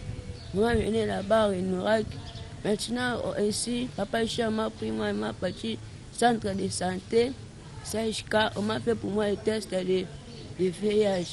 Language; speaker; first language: French; non-native, local second language; Lingala